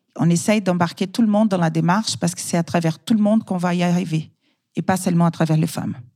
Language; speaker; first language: French; non-native, fluent; Portuguese